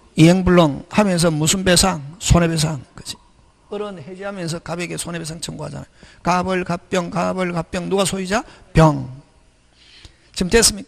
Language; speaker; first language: Korean; native; Korean